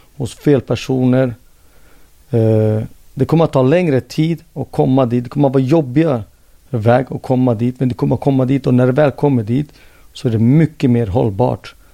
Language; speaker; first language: Swedish; early bilingual, other home language; Finnish